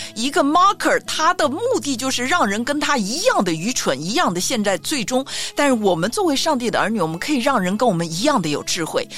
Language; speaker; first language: Chinese; native; Chinese